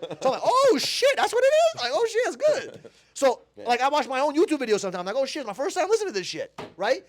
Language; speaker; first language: English; native; English